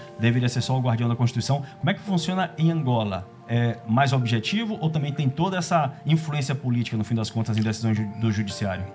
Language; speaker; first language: Portuguese; native; Portuguese